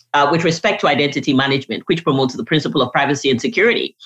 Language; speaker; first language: English; non-native, local second language; Yoruba